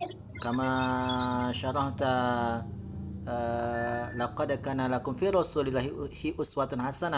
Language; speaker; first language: Arabic; non-native, learner; Indonesian